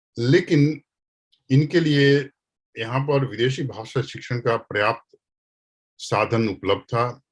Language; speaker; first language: Hindi; native; Hindi